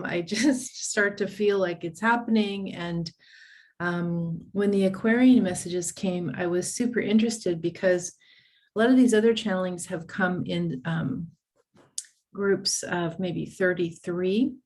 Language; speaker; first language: English; native; English